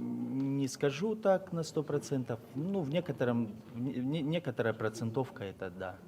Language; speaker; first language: Russian; native; Russian